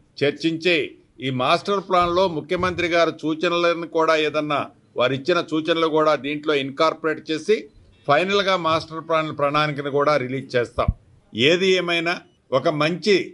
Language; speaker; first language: Telugu; native; Telugu